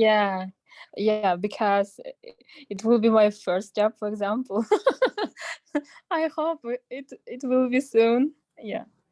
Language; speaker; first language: English; non-native, learner; Russian